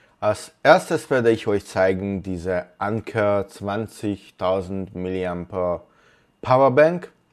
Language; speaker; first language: German; non-native, fluent; Hungarian